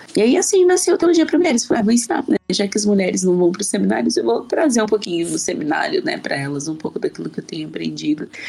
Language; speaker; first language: Portuguese; native; Portuguese